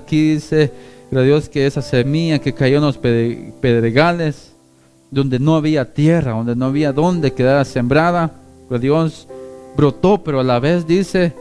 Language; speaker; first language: Spanish; native; Spanish